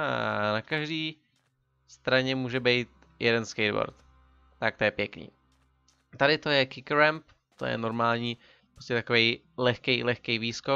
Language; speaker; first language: Czech; native; Czech